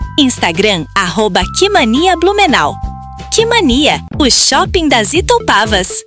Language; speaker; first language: Portuguese; native; Portuguese